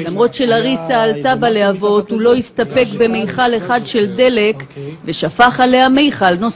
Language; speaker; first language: Hebrew; native; Hebrew